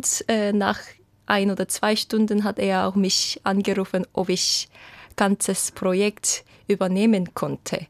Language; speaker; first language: German; non-native, fluent; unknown